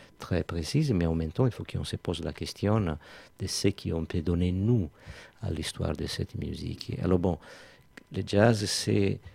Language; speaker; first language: French; non-native, fluent; Italian